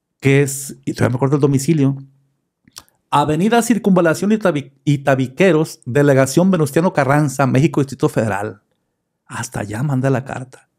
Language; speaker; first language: Spanish; native; Spanish